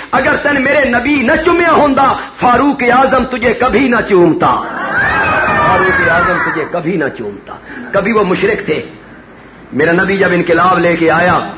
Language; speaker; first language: Urdu; non-native, local second language; Punjabi